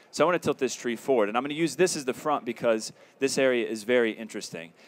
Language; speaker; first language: English; native; English